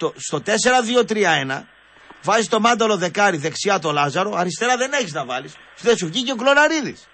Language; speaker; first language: Greek; native; Greek